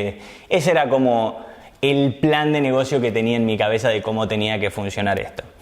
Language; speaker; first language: Spanish; native; Spanish